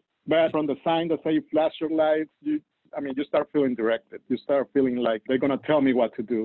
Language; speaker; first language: English; non-native, fluent; Spanish